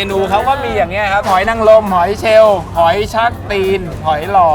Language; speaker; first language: Thai; native; Thai